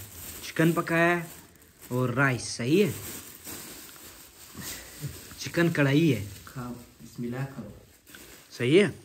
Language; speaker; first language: Hindi; non-native, learner; Pashto